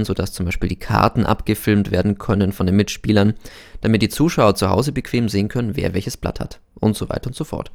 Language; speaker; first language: German; native; German